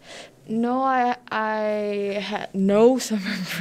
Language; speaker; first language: English; non-native, learner; Korean